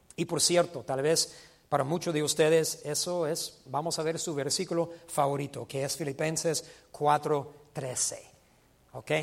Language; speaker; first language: Spanish; non-native, fluent; English